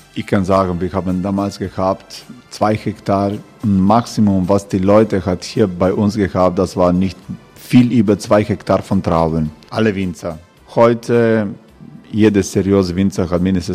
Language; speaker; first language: German; non-native, learner; Croatian